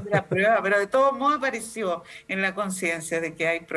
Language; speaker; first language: Spanish; native; Spanish